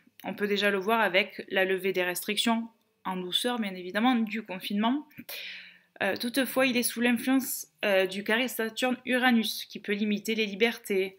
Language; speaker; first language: French; native; French